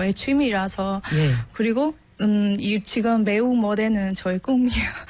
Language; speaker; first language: Korean; non-native, learner; Burmese